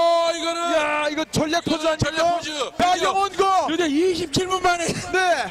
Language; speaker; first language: Korean; native; Korean